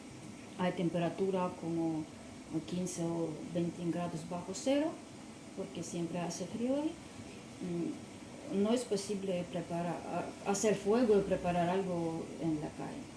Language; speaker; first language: Spanish; non-native, learner; Russian